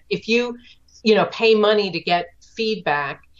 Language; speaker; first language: English; native; English